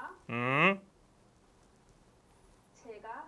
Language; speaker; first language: Korean; non-native, learner; English